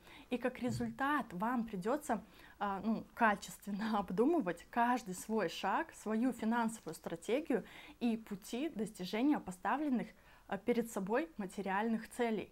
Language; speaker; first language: Russian; native; Russian